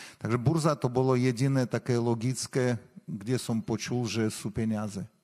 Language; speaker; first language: Slovak; non-native, fluent; Armenian